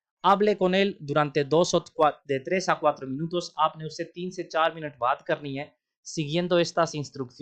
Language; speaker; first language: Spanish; non-native, fluent; Urdu